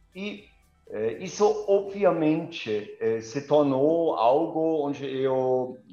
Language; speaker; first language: Portuguese; non-native, fluent; German